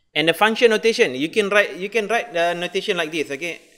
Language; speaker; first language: English; non-native, local second language; Malay